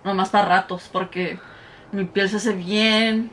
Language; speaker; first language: Spanish; early bilingual, heritage; Spanish